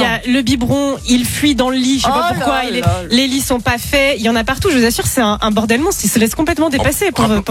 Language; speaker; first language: French; native; French